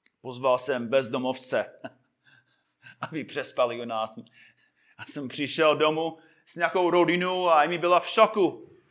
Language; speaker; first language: Czech; non-native, fluent; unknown